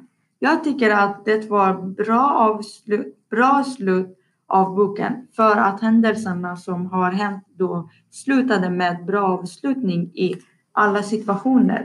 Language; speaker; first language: Swedish; non-native, learner; Persian